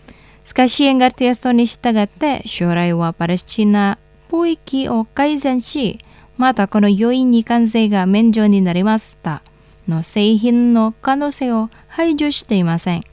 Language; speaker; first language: Japanese; non-native, fluent; Indonesian